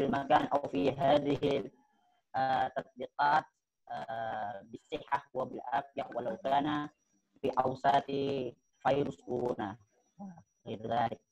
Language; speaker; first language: Arabic; non-native, learner; Indonesian